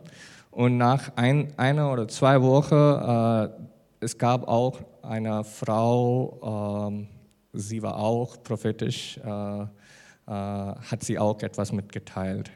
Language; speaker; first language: German; non-native, learner; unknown